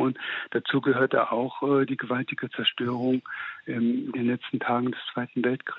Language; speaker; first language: German; native; German